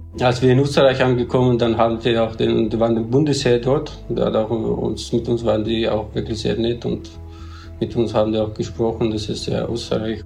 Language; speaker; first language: German; non-native, fluent; Persian